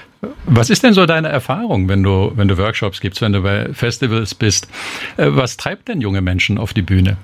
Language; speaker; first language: German; native; German